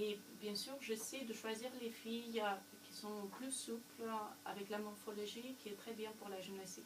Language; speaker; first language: French; non-native, fluent; Russian